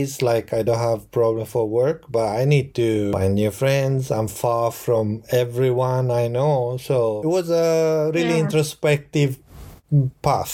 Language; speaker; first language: English; non-native, learner; Italian